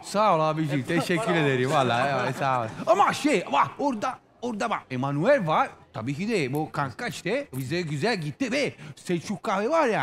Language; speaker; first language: Turkish; non-native, fluent; Italian